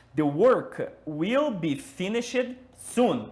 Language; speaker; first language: English; non-native, fluent; Portuguese